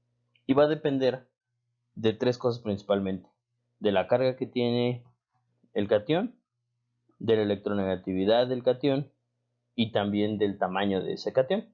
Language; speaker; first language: Spanish; native; Spanish